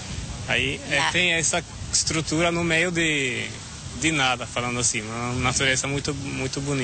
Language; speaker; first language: Portuguese; non-native, fluent; Swedish